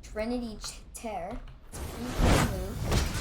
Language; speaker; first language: English; native; English